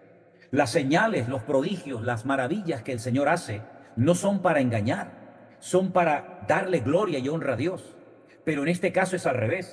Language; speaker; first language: Spanish; native; Spanish